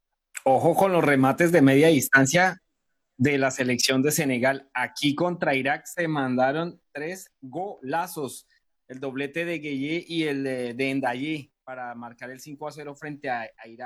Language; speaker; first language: Spanish; native; Spanish